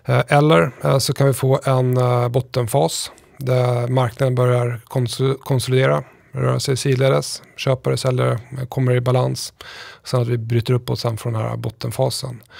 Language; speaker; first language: Swedish; native; Swedish